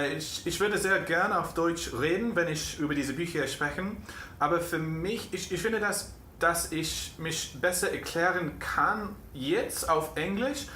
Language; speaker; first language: German; non-native, learner; English